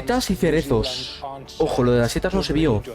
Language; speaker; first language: Spanish; native; Spanish